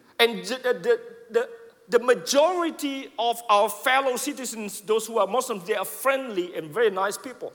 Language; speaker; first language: English; non-native, fluent; Indonesian